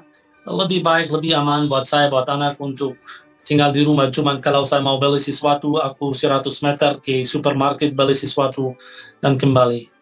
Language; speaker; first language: Indonesian; non-native, fluent; Arabic